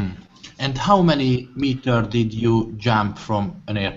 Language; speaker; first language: English; non-native, learner; Hungarian